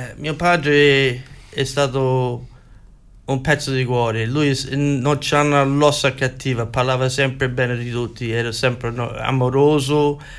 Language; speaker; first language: Italian; early bilingual, heritage; Italian